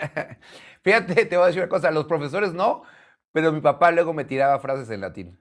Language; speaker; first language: Spanish; native; Spanish